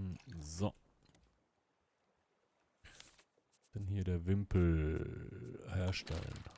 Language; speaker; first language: German; native; German